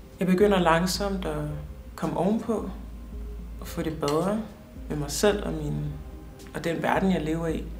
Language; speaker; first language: Danish; early bilingual, other home language; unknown